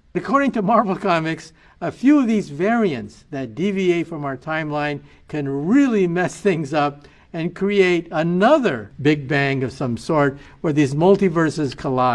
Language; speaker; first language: English; native; English